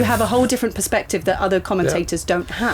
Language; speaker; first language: English; native; English